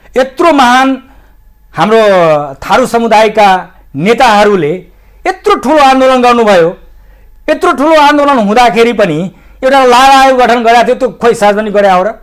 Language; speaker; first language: Nepali; non-native, local second language; Maithili